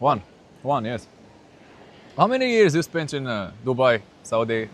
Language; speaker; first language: English; non-native, learner; French